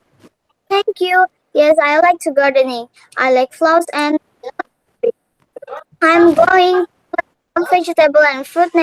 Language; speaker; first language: English; non-native, learner; Indonesian